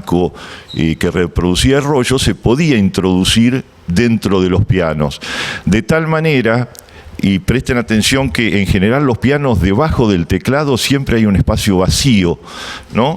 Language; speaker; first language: Spanish; native; Spanish